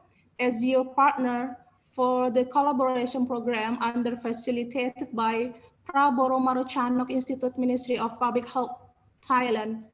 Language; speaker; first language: English; non-native, learner; Indonesian